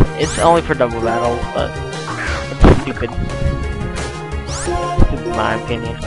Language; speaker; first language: English; native; English